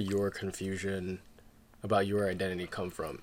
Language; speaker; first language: English; native; English